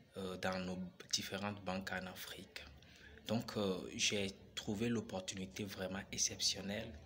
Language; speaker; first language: French; non-native, local second language; Ewe